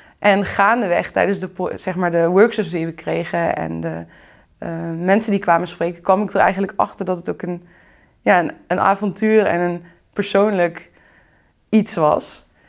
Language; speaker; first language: Dutch; early bilingual, other home language; Arabic